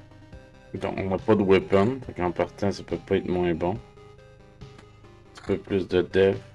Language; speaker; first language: French; native; French